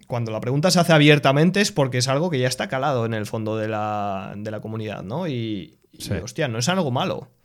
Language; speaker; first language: Spanish; native; Spanish